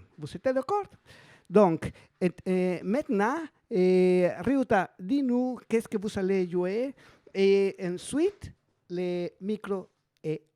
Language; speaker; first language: French; non-native, learner; Spanish